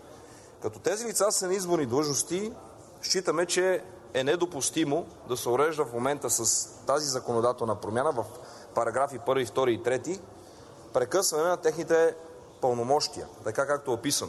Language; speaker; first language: Bulgarian; native; Bulgarian